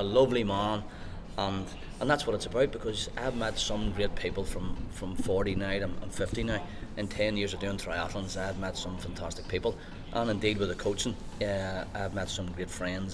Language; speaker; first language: English; native; English